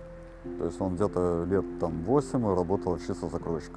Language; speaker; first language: Russian; native; Russian